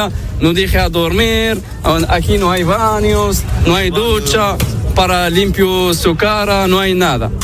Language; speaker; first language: Spanish; non-native, learner; Arabic